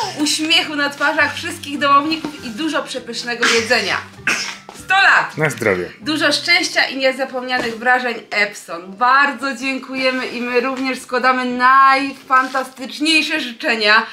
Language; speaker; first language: Polish; native; Polish